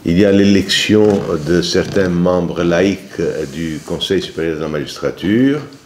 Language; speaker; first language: French; non-native, fluent; Italian